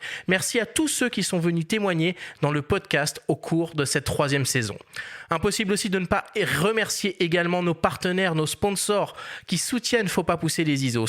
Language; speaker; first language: French; native; French